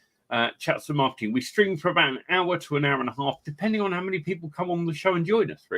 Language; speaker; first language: English; native; English